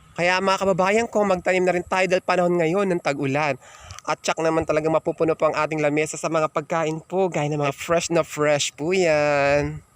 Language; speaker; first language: Filipino; native; Filipino